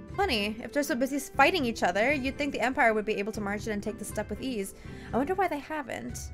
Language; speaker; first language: English; native; English